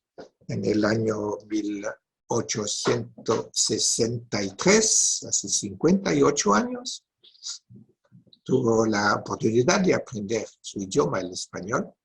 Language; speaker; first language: Spanish; non-native, fluent; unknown